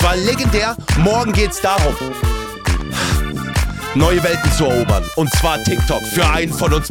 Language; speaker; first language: German; native; German